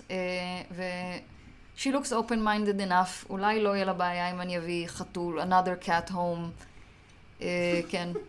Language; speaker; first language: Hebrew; native; Hebrew